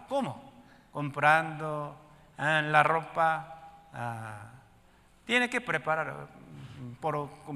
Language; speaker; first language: Spanish; non-native, learner; Korean